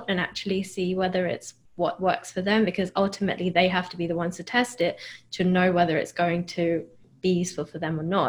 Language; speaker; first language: English; native; English